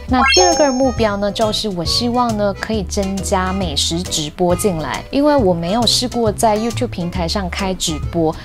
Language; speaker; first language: Chinese; native; Chinese